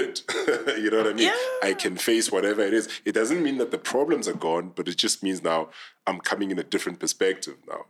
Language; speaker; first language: English; non-native, local second language; Southern Sotho